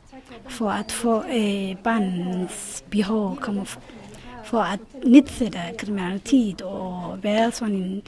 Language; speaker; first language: Danish; non-native, fluent; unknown